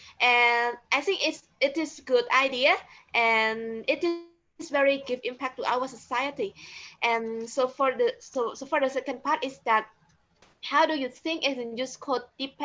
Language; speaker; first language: English; non-native, learner; Khmer